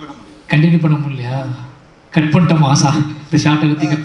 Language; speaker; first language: Tamil; native; Tamil